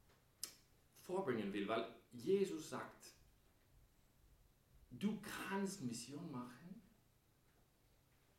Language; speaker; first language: German; non-native, fluent; English